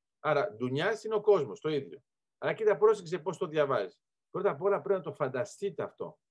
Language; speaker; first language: Greek; early bilingual, heritage; Greek